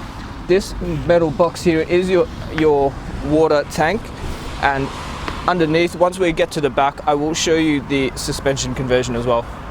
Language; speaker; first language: English; native; English